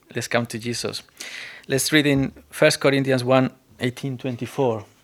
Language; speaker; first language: English; non-native, fluent; Spanish